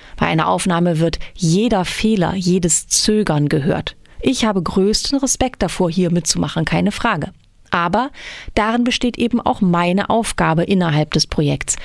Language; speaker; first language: German; native; German